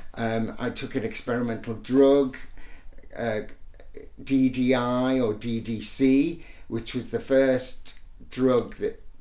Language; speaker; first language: English; native; English